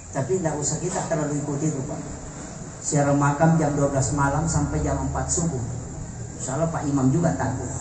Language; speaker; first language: Indonesian; non-native, local second language; Buginese